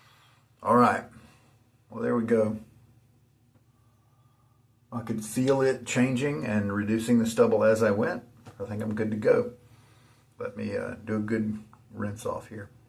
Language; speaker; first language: English; native; English